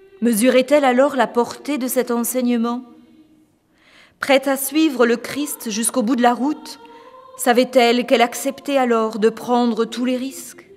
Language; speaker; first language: French; native; French